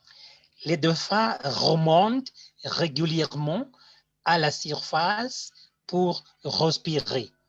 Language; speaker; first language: French; non-native, fluent; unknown